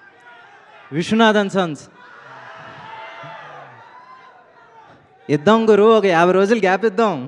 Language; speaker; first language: Telugu; native; Telugu